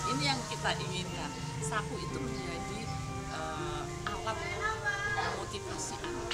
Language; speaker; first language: Indonesian; native; Indonesian